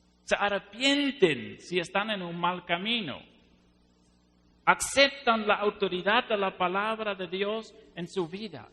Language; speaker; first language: Spanish; non-native, fluent; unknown